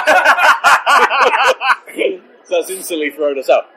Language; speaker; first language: English; native; English